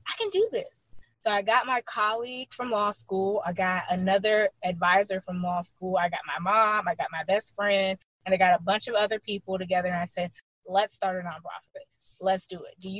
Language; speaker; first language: English; native; English